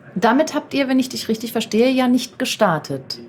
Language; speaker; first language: German; native; German